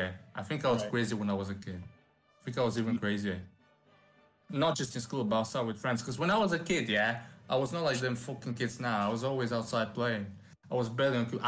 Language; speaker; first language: English; non-native, fluent; Romanian